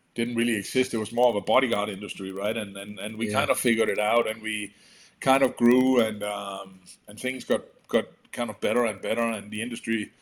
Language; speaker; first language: English; non-native, fluent; Danish